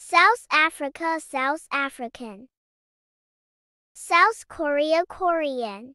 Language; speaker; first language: English; non-native, fluent; Turkish